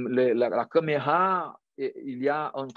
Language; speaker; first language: French; non-native, fluent; Portuguese